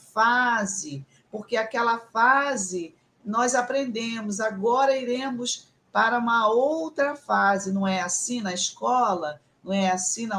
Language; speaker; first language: Portuguese; native; Portuguese